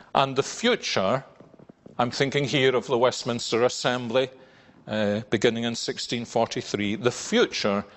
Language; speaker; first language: English; native; English